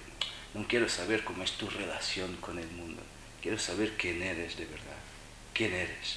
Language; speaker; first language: Spanish; non-native, fluent; Portuguese